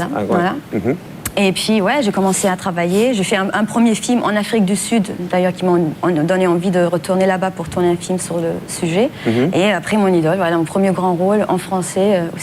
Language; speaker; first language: French; non-native, fluent; German